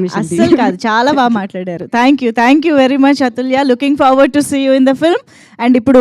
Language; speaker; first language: Telugu; native; Telugu